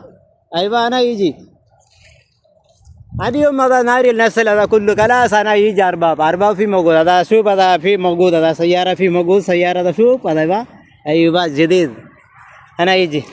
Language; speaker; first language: Arabic; non-native, learner; Malayalam